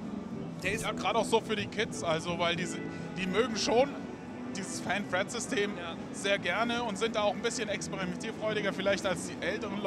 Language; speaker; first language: German; native; German